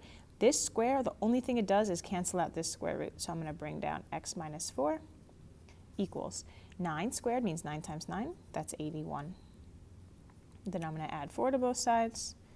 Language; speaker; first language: English; native; English